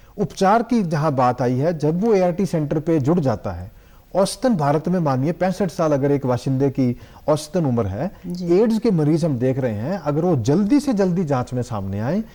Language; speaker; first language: Hindi; native; Hindi